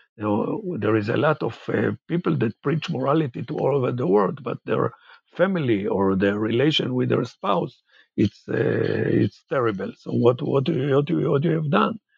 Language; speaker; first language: English; non-native, fluent; Hebrew